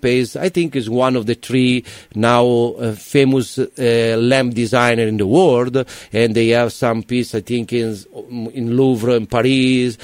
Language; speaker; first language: English; non-native, learner; Italian